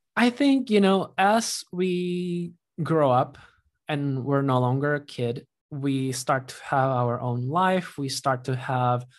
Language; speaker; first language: English; non-native, fluent; Indonesian